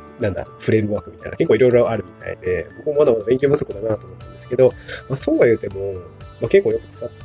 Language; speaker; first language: Japanese; native; Japanese